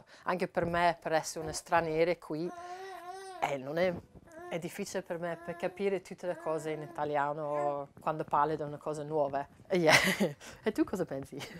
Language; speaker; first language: Italian; non-native, learner; English